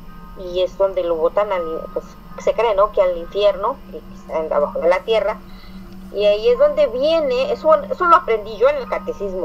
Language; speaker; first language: Spanish; native; Spanish